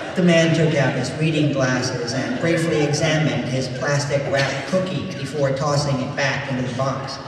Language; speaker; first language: English; native; English